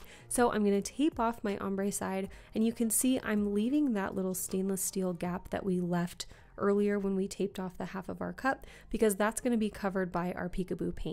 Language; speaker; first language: English; native; English